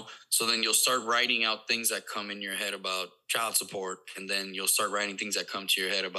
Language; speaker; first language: English; non-native, fluent; Spanish